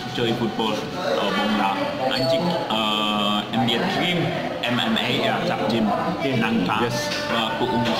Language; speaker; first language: Vietnamese; non-native, learner; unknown